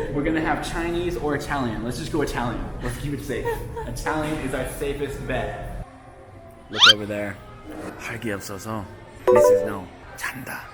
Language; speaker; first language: English; native; English